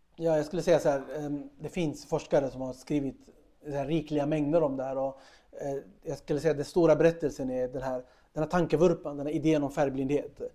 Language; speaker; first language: Swedish; early bilingual, other home language; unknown